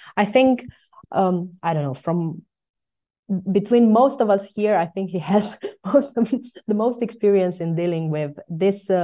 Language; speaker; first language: English; non-native, fluent; Romanian